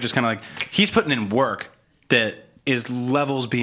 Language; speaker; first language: English; native; English